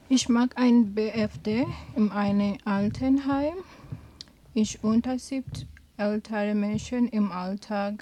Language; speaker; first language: German; non-native, learner; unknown